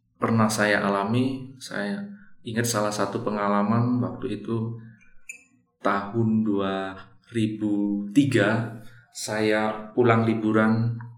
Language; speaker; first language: Indonesian; native; Indonesian